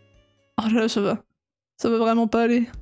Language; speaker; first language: French; native; French